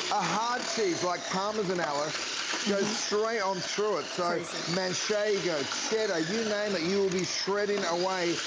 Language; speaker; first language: English; native; English